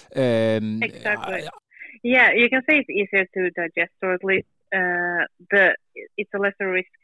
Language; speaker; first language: English; non-native, fluent; Swedish